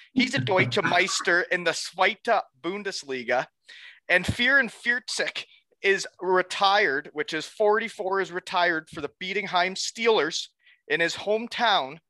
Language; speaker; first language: English; native; English